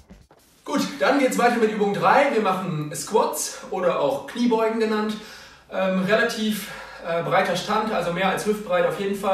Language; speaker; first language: German; native; German